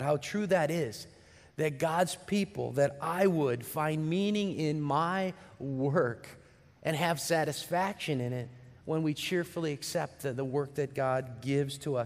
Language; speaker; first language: English; native; English